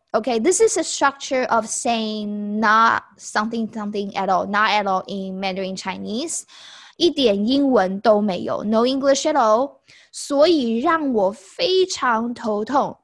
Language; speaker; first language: English; non-native, fluent; Chinese